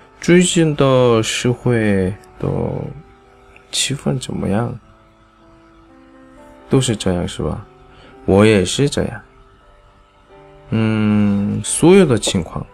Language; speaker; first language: Chinese; non-native, fluent; Korean